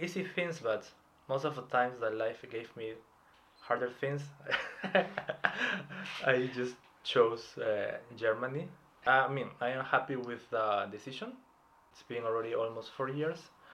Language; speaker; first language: English; non-native, fluent; Spanish